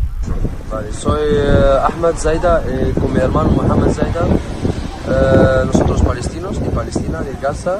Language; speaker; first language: Spanish; non-native, learner; Arabic